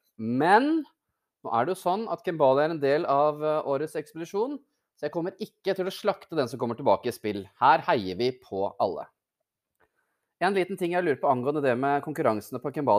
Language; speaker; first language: Norwegian; native; Norwegian